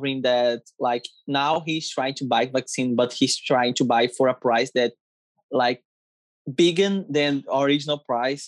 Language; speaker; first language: English; non-native, learner; Portuguese